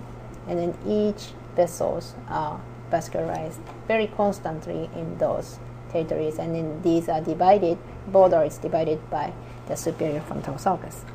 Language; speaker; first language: English; non-native, fluent; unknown